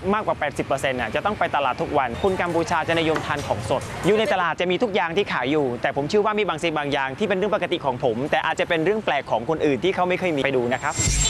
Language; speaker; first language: Thai; non-native, fluent; Khmer